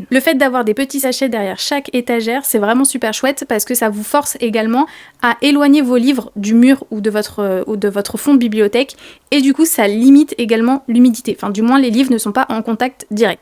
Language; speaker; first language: French; native; French